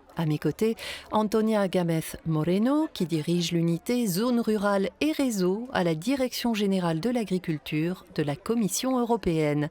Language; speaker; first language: French; native; French